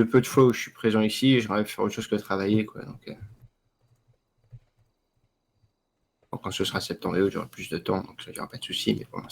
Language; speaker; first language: French; native; French